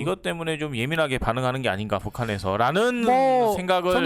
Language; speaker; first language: Korean; native; Korean